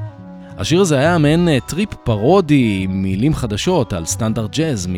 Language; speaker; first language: Hebrew; native; Hebrew